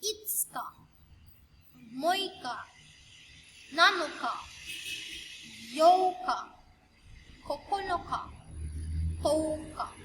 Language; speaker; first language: Japanese; non-native, fluent; Filipino